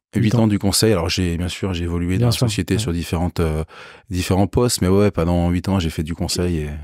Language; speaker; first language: French; native; French